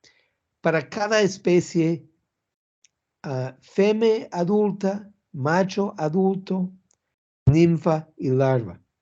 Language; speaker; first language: Portuguese; non-native, learner; English